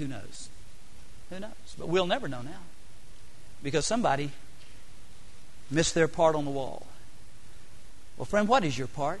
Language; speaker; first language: English; native; English